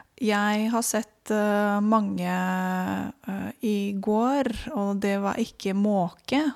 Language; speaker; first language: Norwegian; non-native, fluent; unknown